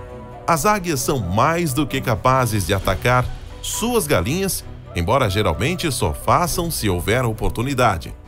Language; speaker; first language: Portuguese; native; Portuguese